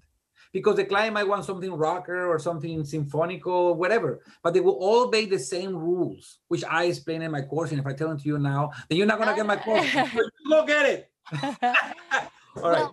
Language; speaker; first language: English; non-native, fluent; Spanish